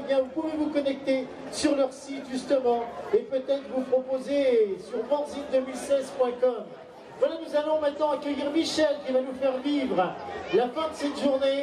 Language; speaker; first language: French; native; French